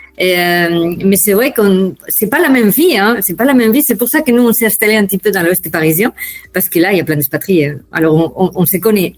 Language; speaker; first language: French; non-native, fluent; Spanish